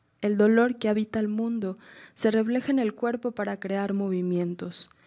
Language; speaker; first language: Spanish; native; Spanish